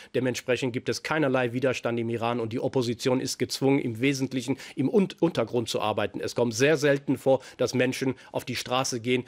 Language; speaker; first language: German; early bilingual, other home language; Persian